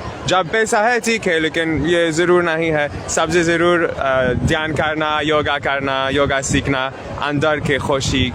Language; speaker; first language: Hindi; non-native, learner; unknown